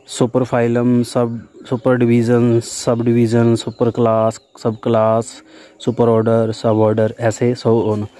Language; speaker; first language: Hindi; non-native, local second language; Punjabi